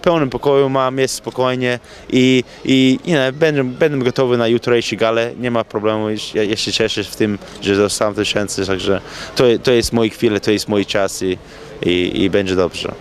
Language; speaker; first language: Polish; early bilingual, heritage; Polish